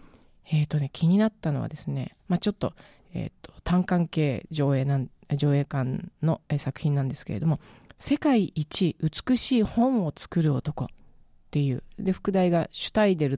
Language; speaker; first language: Japanese; native; Japanese